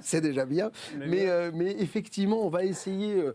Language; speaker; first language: French; native; French